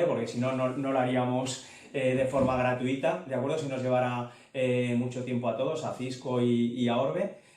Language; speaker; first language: Spanish; native; Spanish